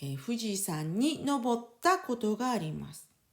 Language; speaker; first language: Japanese; non-native, fluent; French